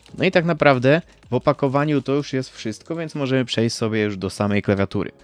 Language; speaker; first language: Polish; native; Polish